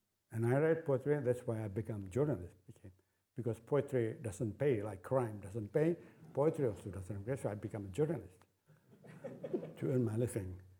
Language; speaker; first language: English; non-native, fluent; Indonesian